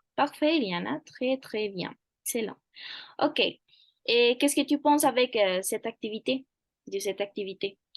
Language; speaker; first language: French; non-native, fluent; Spanish